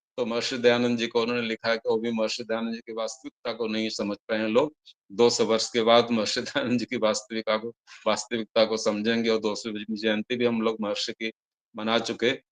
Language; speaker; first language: Hindi; non-native, local second language; Odia